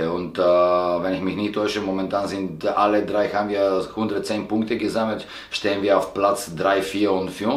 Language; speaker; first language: German; non-native, fluent; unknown